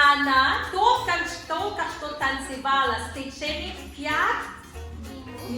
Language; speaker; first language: Russian; non-native, local second language; Tajik